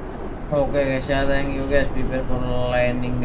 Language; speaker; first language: English; non-native, local second language; Indonesian